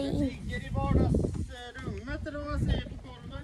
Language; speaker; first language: Swedish; native; Swedish